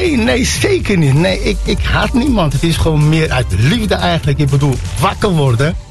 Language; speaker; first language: Dutch; early bilingual, other home language; Riffian